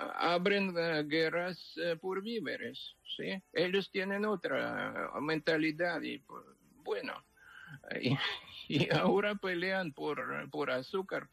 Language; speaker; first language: Spanish; non-native, fluent; Ukrainian